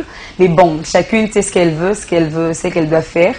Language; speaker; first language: French; non-native, local second language; Lingala